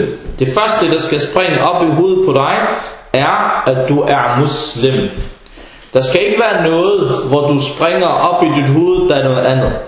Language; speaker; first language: Danish; early bilingual, other home language; Arabic